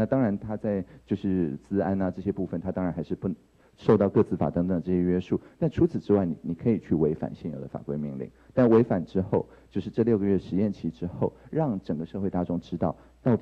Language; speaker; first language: Chinese; native; Chinese